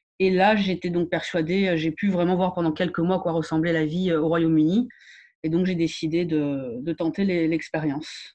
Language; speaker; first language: French; native; French